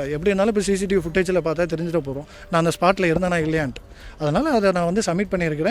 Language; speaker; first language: Tamil; native; Tamil